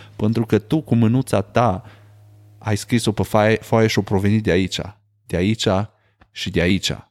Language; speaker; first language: Romanian; native; Romanian